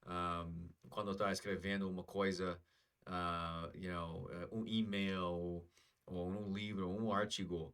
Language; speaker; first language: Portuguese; non-native, fluent; English